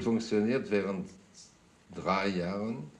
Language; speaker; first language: German; non-native, fluent; French